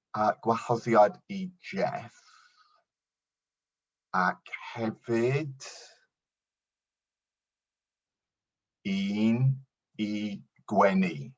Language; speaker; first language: Welsh; non-native, local second language; English